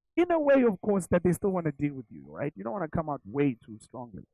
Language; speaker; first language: English; non-native, local second language; Zulu